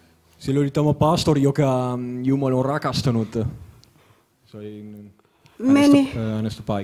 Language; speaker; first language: Finnish; non-native, learner; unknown